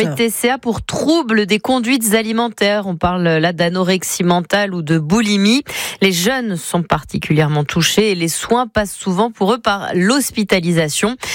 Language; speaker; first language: French; native; French